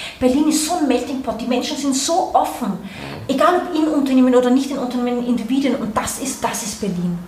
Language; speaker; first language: German; native; German